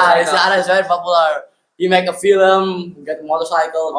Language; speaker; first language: English; non-native, learner; Indonesian